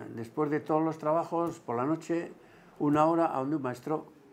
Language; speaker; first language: Spanish; native; Spanish